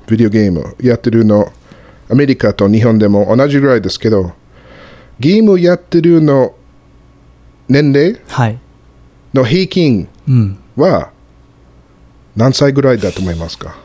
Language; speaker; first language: Japanese; non-native, fluent; English